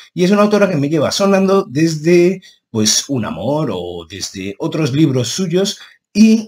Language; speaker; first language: Spanish; native; Spanish